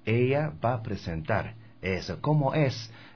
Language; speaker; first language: Spanish; non-native, learner; Japanese